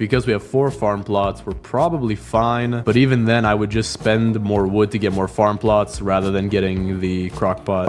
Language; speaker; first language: English; native; English